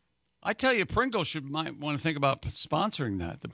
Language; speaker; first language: English; native; English